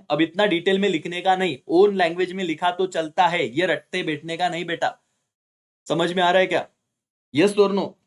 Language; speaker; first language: Hindi; non-native, local second language; Marathi